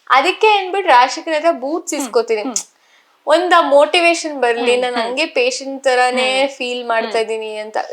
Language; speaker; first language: Kannada; native; Kannada